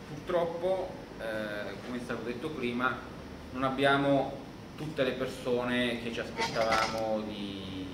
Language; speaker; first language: Italian; native; Italian